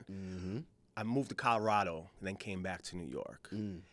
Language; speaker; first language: English; native; English